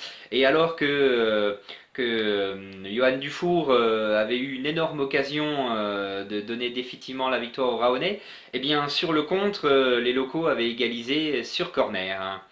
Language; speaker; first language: French; native; French